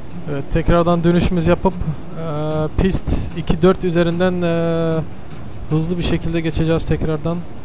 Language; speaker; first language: Turkish; early bilingual, heritage; Turkish